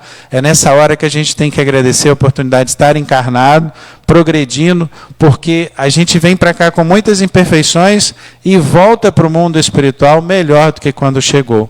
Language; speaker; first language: Portuguese; native; Portuguese